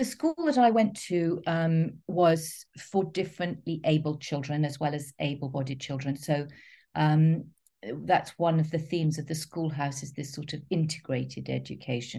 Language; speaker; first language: English; native; English